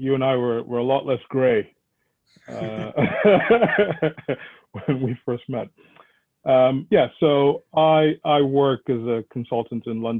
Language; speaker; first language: English; non-native, local second language; Yoruba